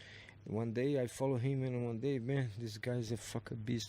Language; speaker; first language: English; non-native, learner; Portuguese